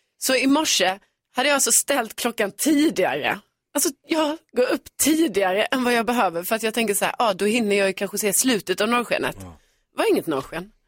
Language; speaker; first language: Swedish; native; Swedish